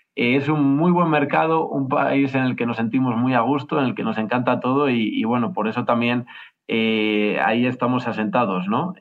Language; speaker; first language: Spanish; native; Spanish